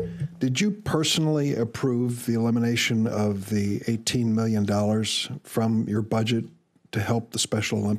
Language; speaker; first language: English; native; English